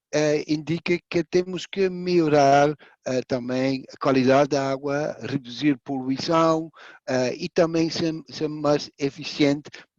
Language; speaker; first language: Portuguese; non-native, fluent; Dutch